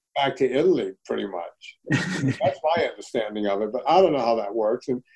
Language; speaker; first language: English; early bilingual, other home language; Italian